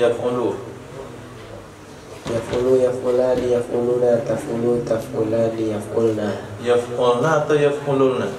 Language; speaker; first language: Arabic; non-native, fluent; Indonesian